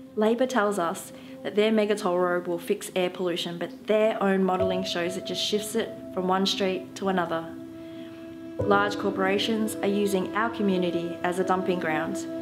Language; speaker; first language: English; native; English